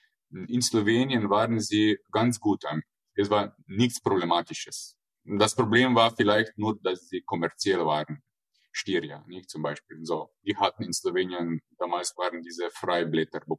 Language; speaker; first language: German; non-native, fluent; Slovenian